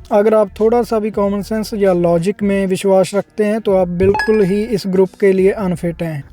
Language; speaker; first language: Hindi; non-native, local second language; Punjabi